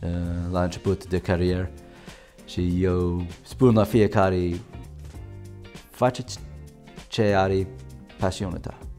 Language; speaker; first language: Romanian; non-native, learner; English